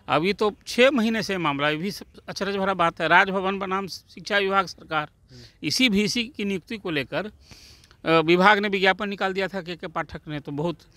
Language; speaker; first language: Hindi; native; Hindi